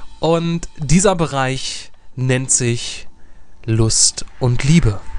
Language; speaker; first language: German; native; German